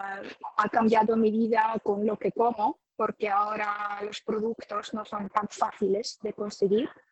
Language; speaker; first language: Spanish; non-native, fluent; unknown